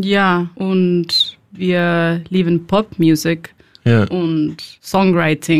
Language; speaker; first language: German; non-native, learner; Spanish